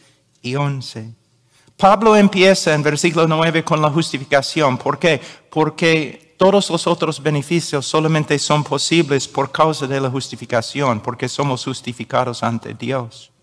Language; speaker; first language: Spanish; non-native, fluent; English